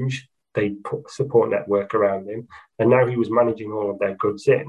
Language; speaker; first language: English; native; English